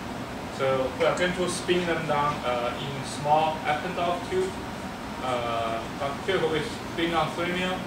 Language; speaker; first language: English; non-native, fluent; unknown